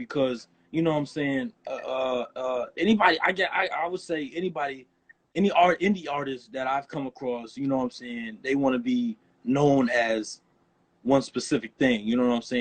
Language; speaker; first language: English; native; English